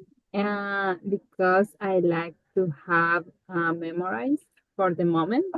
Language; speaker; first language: English; non-native, learner; Spanish